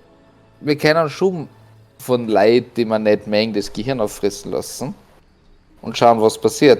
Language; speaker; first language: German; native; German